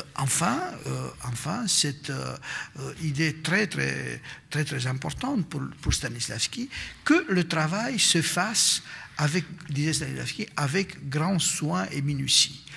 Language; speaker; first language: French; non-native, fluent; Romanian